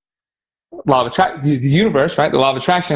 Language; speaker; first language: English; native; English